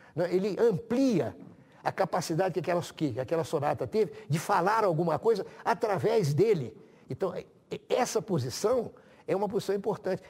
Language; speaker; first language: Portuguese; native; Portuguese